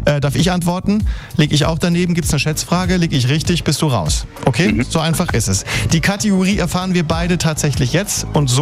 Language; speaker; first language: German; native; German